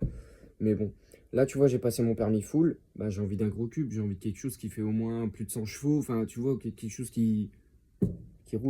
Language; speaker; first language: French; native; French